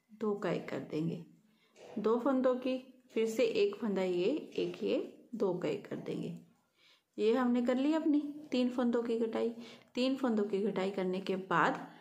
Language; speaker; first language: Hindi; native; Hindi